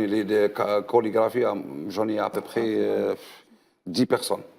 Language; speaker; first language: French; non-native, learner; Arabic